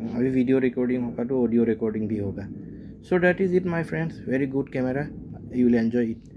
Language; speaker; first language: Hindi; non-native, local second language; Assamese